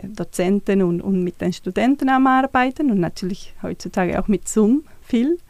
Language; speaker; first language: German; non-native, fluent; Spanish